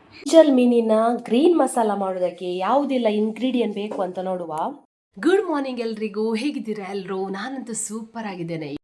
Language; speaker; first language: Kannada; non-native, local second language; Konkani